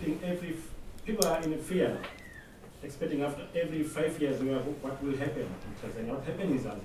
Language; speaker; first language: English; non-native, local second language; Swahili